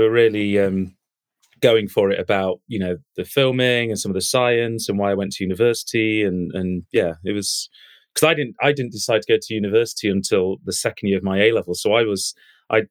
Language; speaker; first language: English; native; English